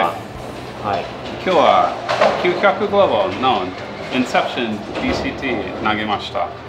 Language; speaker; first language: Japanese; non-native, fluent; English